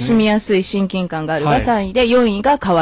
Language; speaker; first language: Japanese; native; Japanese